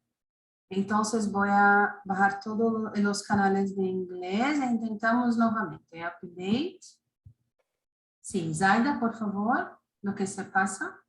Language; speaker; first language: Spanish; non-native, fluent; Portuguese